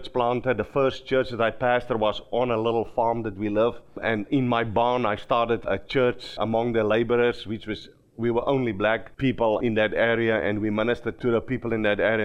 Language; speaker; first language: English; non-native, local second language; Afrikaans